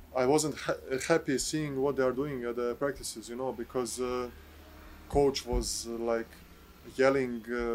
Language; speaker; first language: English; non-native, fluent; Bosnian